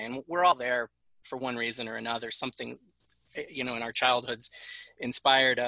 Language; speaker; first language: English; native; English